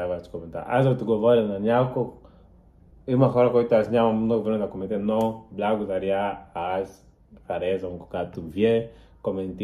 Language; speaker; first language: Bulgarian; non-native, learner; Portuguese